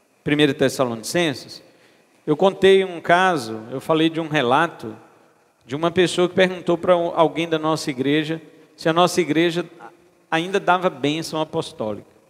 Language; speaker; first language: Portuguese; native; Portuguese